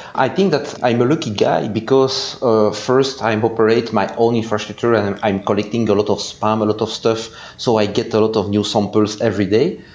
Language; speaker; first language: English; non-native, fluent; French